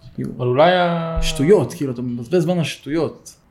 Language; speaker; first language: Hebrew; native; Hebrew